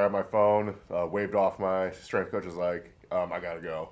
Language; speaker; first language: English; native; English